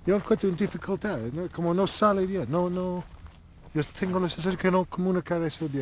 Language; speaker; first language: Spanish; non-native, learner; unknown